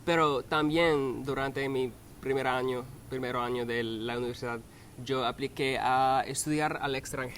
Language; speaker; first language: Spanish; non-native, learner; English